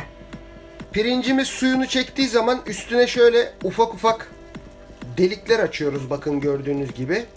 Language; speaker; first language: Turkish; native; Turkish